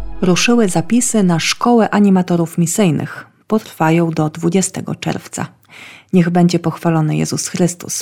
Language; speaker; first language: Polish; native; Polish